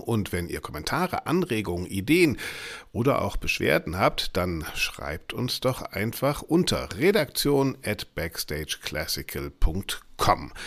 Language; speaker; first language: German; native; German